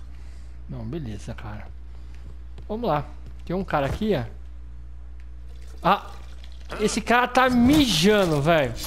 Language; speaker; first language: Portuguese; native; Portuguese